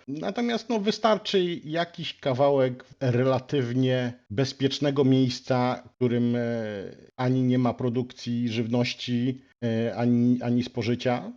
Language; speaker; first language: Polish; native; Polish